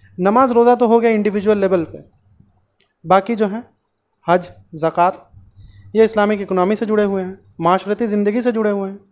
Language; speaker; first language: Hindi; non-native, local second language; Bangla